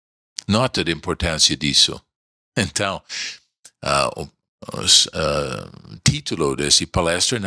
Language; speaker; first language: Portuguese; non-native, fluent; English